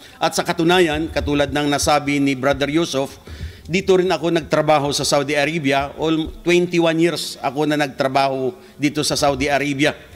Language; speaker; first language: Filipino; non-native, local second language; Hiligaynon